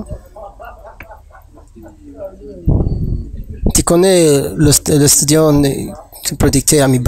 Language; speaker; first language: French; non-native, learner; Rundi